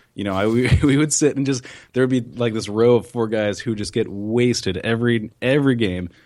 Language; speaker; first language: English; native; English